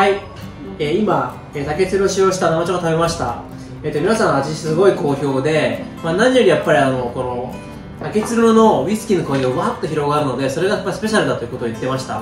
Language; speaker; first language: Japanese; native; Japanese